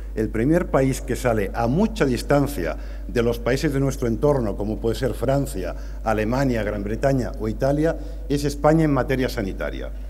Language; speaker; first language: Spanish; native; Spanish